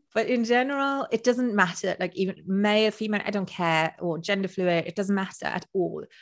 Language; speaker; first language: English; non-native, fluent; Luxembourgish